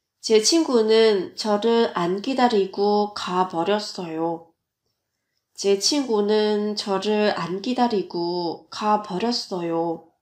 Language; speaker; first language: Korean; non-native, fluent; Vietnamese